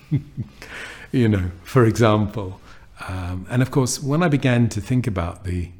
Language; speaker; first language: English; native; English